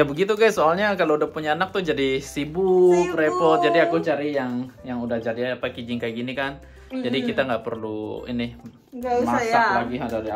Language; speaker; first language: Indonesian; native; Indonesian